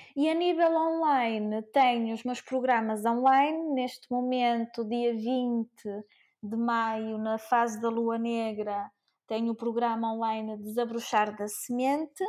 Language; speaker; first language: Portuguese; early bilingual, other home language; Spanish